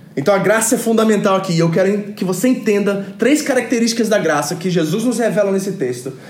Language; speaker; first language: Portuguese; early bilingual, other home language; English